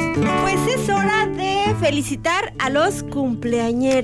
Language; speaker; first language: Spanish; native; Spanish